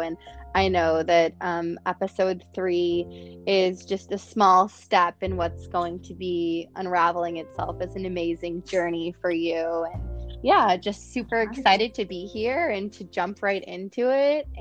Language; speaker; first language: English; native; English